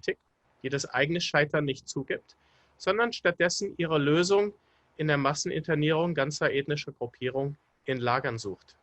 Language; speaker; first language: German; native; German